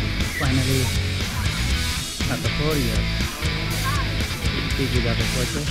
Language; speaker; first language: English; non-native, learner; Hindi